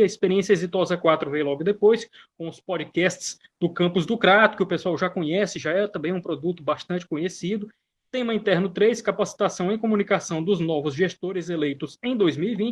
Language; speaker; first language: Portuguese; native; Portuguese